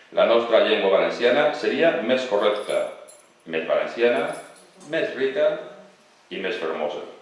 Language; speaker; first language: Catalan; non-native, local second language; Spanish